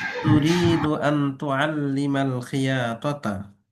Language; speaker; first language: Arabic; non-native, fluent; Bangla